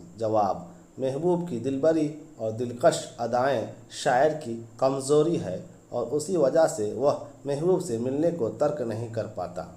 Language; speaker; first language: Urdu; native; Urdu